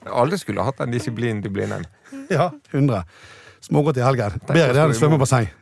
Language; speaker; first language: Norwegian; native; Norwegian